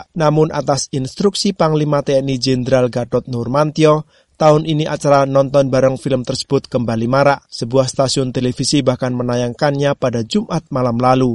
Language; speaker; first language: Indonesian; native; Indonesian